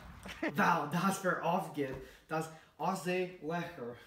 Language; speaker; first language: German; non-native, learner; English